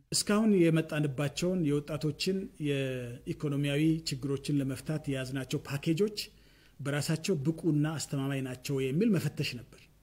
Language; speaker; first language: Amharic; non-native, local second language; Wolaytta